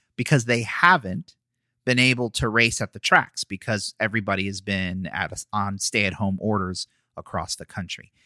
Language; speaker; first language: English; native; English